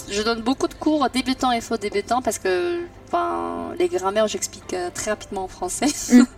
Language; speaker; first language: French; non-native, fluent; Korean